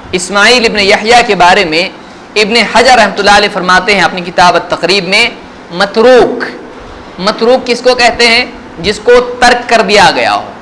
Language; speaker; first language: Urdu; native; Urdu